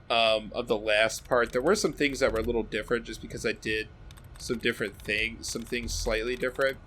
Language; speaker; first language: English; native; English